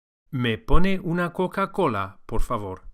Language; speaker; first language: Spanish; non-native, fluent; English